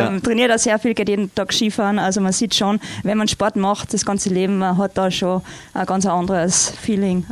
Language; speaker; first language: German; native; German